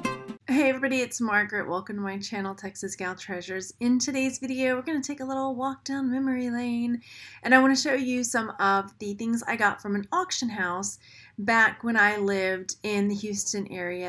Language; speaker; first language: English; native; English